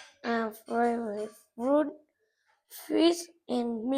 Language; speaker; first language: English; non-native, learner; Vietnamese